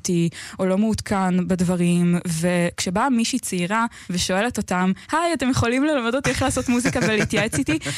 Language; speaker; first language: Hebrew; native; Hebrew